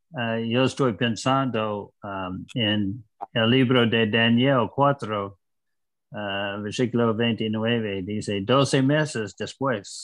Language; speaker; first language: Spanish; non-native, learner; English